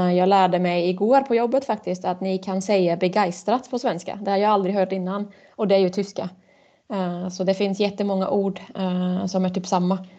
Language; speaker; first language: Swedish; non-native, fluent; German